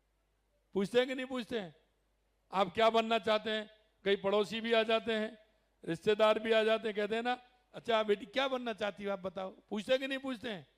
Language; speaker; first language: Hindi; native; Hindi